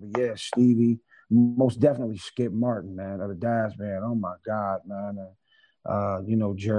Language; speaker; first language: English; native; English